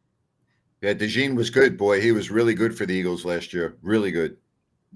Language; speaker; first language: English; native; English